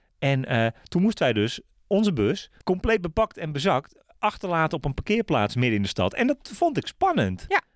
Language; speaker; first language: Dutch; native; Dutch